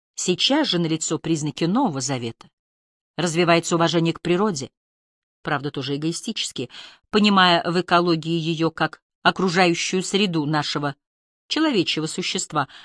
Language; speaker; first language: Russian; native; Russian